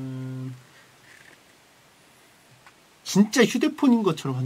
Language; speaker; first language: Korean; native; Korean